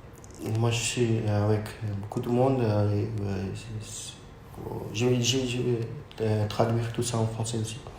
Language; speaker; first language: French; non-native, fluent; Urdu